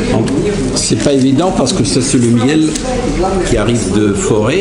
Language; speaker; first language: French; non-native, fluent; Russian